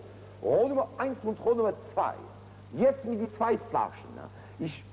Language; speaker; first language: German; non-native, fluent; French